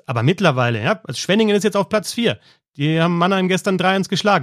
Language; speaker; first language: German; native; German